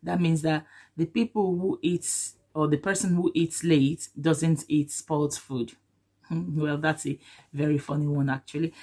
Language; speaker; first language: English; non-native, local second language; Yoruba